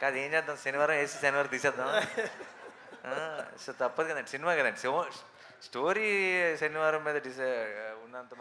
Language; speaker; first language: Telugu; native; Telugu